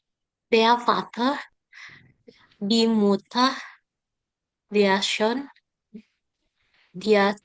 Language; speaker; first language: German; non-native, learner; Indonesian